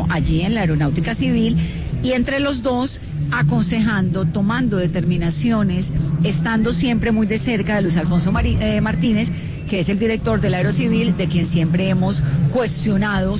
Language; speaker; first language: Spanish; native; Spanish